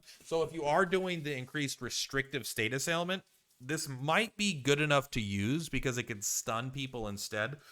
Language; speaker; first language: English; native; English